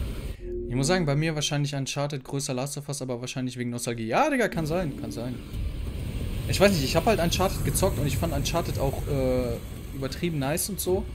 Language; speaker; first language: German; native; German